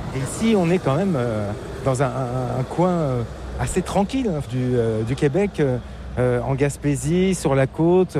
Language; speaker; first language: French; native; French